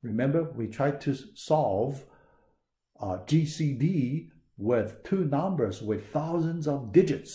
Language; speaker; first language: English; non-native, fluent; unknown